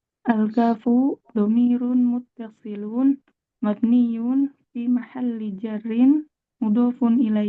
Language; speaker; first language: Arabic; non-native, learner; Indonesian